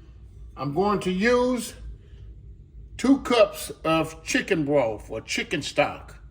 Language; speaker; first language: English; native; English